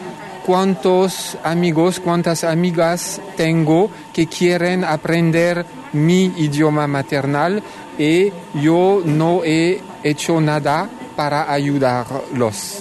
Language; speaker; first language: Spanish; non-native, fluent; French